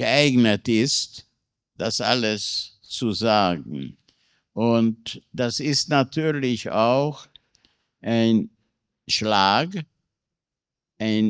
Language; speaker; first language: German; non-native, fluent; Hungarian